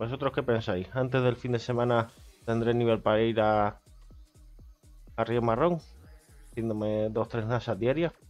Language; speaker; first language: Spanish; native; Spanish